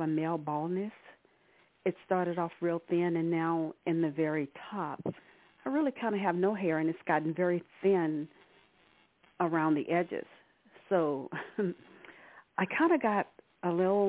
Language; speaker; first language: English; native; English